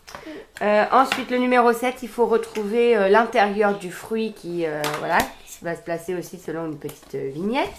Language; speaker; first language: French; native; French